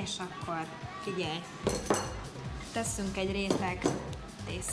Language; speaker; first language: Hungarian; native; Hungarian